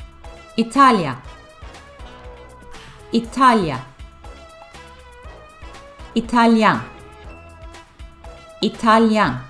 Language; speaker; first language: Turkish; non-native, fluent; English